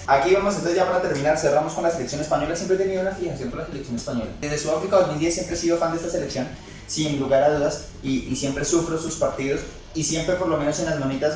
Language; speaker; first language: Spanish; native; Spanish